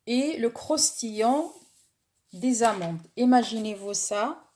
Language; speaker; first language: French; non-native, local second language; Arabic